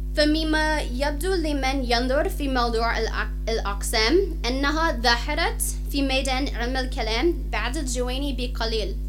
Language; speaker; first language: Arabic; non-native, fluent; English